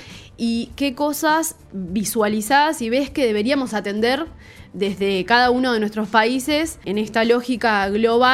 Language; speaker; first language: Spanish; native; Spanish